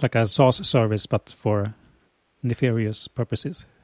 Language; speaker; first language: English; non-native, fluent; Swedish